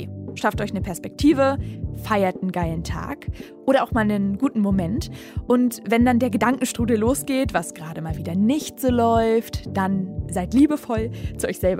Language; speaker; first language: German; native; German